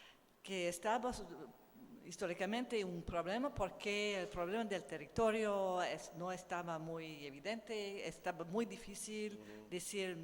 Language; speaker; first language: Spanish; non-native, learner; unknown